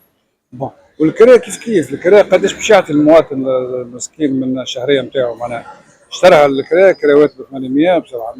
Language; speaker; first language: Arabic; native; Arabic